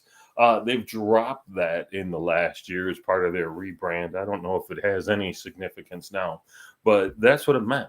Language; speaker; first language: English; native; English